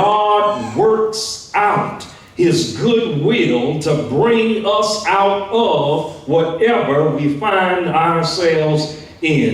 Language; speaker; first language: English; native; English